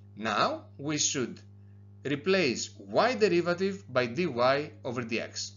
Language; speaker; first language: English; non-native, fluent; Greek